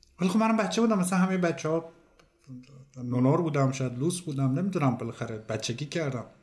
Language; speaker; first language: Persian; native; Persian